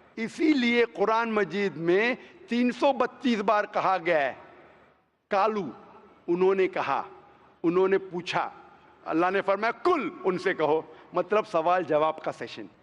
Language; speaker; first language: Hindi; non-native, local second language; Konkani